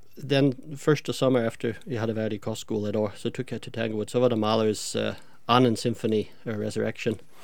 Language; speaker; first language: Norwegian; non-native, fluent; English